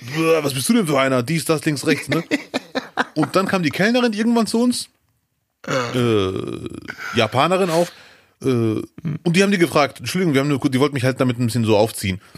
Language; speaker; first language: German; early bilingual, other home language; Arabic